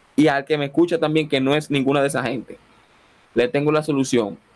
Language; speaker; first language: Spanish; native; Spanish